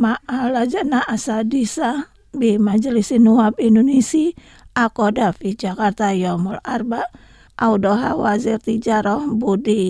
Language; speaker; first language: Arabic; non-native, fluent; Indonesian